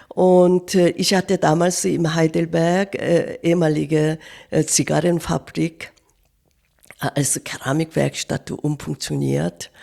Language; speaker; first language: German; non-native, fluent; Korean